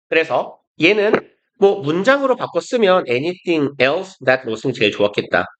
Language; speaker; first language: Korean; native; Korean